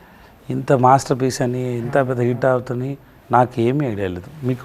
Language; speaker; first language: Telugu; non-native, learner; Tamil